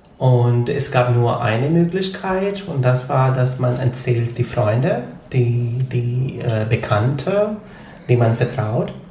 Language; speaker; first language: German; non-native, fluent; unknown